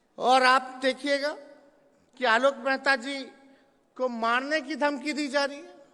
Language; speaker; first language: Hindi; native; Hindi